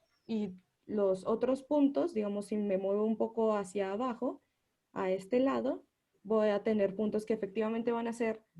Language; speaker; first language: Spanish; native; Spanish